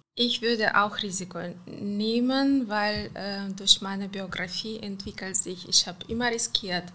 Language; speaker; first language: German; non-native, fluent; Romanian